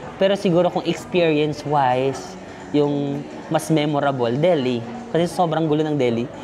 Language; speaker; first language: Filipino; non-native, local second language; Cebuano